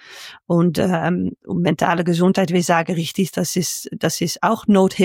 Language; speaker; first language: German; non-native, learner; Dutch